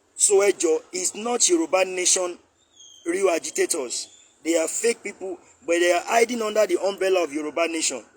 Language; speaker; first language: English; non-native, local second language; Yoruba